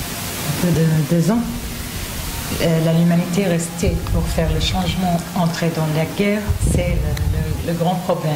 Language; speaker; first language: French; non-native, learner; Arabic